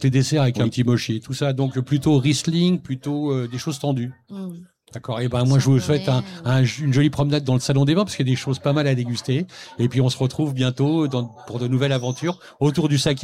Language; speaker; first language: French; native; French